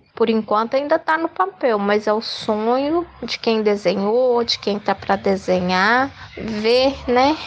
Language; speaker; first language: Portuguese; native; Portuguese